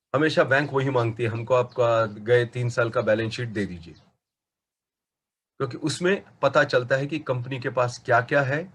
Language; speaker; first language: Hindi; non-native, local second language; Marathi